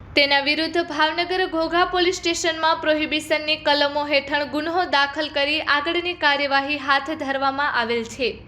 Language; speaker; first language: Gujarati; native; Gujarati